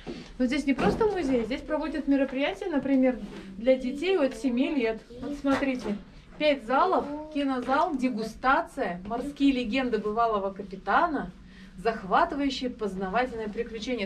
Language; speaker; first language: Russian; native; Russian